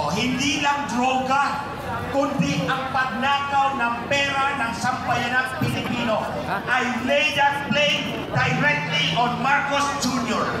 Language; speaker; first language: Filipino; native; Filipino